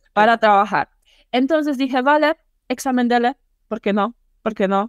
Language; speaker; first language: Spanish; non-native, fluent; Polish